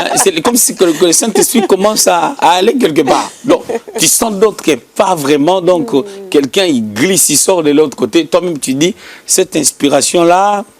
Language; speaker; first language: French; non-native, local second language; Lingala